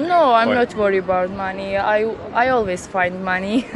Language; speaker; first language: English; non-native, learner; Bosnian